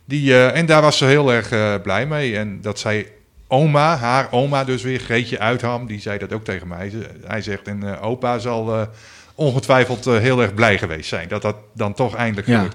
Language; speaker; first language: Dutch; native; Dutch